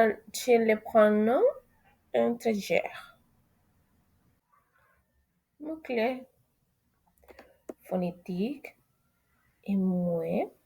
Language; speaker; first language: French; non-native, learner; Spanish